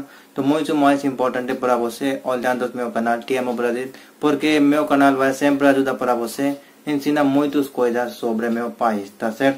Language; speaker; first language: Portuguese; non-native, learner; Hindi